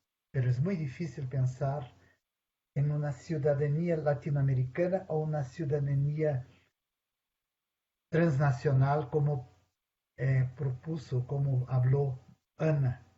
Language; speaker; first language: Spanish; non-native, fluent; Portuguese